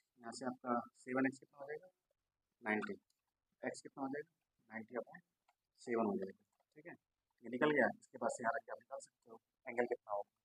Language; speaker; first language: Hindi; native; Hindi